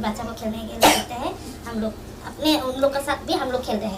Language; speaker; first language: Hindi; non-native, local second language; Garo